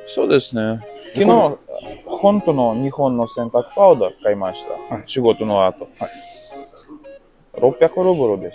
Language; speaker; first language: Japanese; non-native, learner; Russian